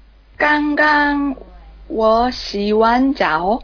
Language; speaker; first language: Chinese; non-native, learner; Korean